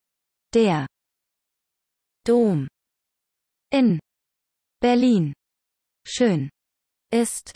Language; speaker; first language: German; non-native, learner; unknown